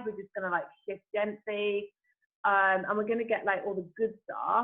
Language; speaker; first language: English; native; English